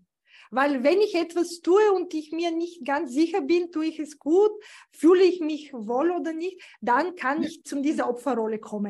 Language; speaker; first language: German; non-native, fluent; Bulgarian